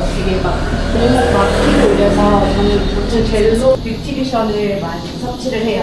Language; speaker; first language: Korean; native; Korean